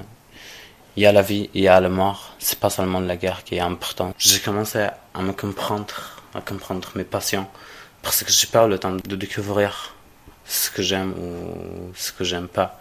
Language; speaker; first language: French; non-native, fluent; Arabic